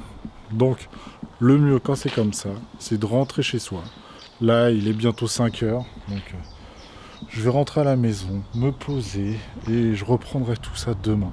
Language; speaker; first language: French; native; French